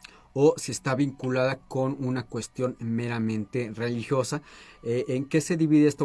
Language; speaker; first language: Spanish; native; Spanish